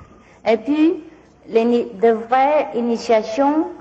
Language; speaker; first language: French; non-native, learner; Vietnamese